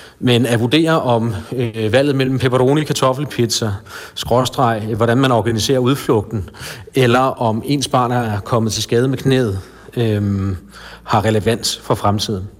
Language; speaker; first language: Danish; native; Danish